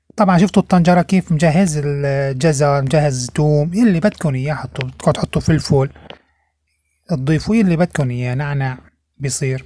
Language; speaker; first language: Arabic; native; Arabic